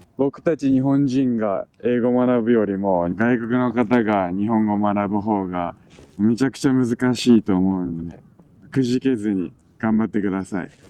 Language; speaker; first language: Japanese; native; Japanese